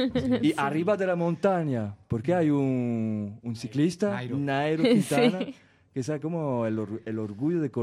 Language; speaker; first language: Spanish; non-native, fluent; French